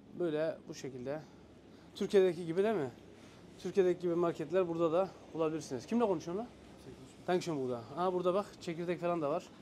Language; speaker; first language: Turkish; early bilingual, heritage; Turkish